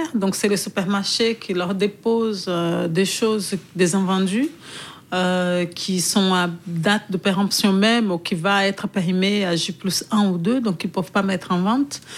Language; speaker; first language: French; non-native, fluent; Portuguese